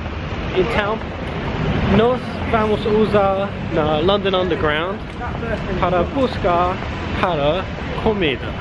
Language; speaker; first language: Portuguese; non-native, learner; English